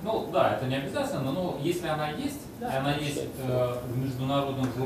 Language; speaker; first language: Russian; native; Russian